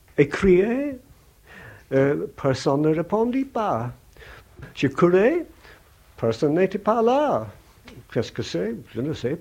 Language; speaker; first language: French; non-native, learner; English